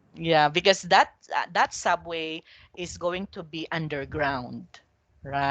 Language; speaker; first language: English; non-native, local second language; Filipino